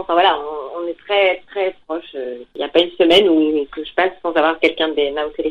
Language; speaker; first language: French; native; French